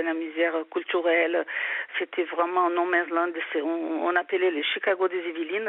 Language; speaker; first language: French; non-native, fluent; Portuguese